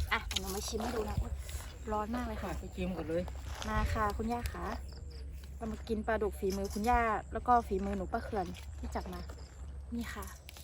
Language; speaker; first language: Thai; non-native, local second language; Western Kayah